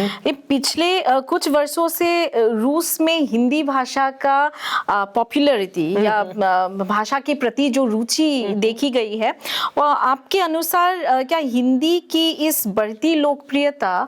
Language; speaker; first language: Hindi; native; Hindi